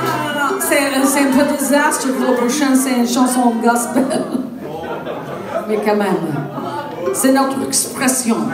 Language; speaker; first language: French; non-native, learner; English